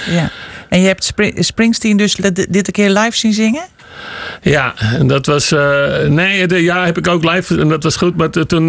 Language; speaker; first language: Dutch; native; Dutch